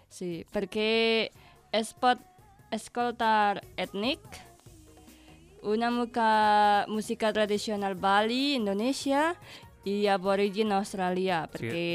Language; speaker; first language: Catalan; non-native, learner; Indonesian